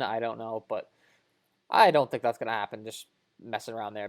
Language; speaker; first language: English; native; English